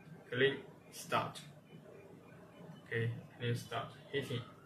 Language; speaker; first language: English; non-native, learner; Chinese